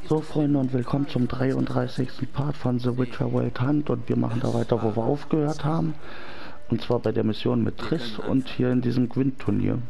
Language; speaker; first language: German; native; German